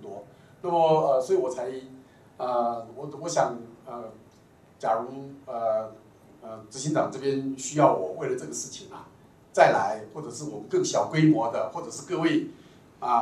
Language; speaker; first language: Chinese; native; Chinese